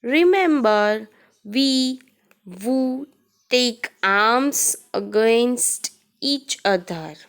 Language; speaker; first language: English; non-native, local second language; Gujarati